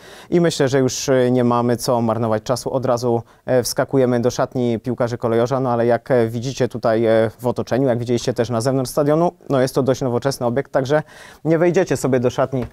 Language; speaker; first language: Polish; native; Polish